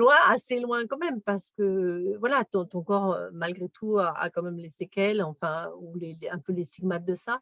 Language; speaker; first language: French; native; French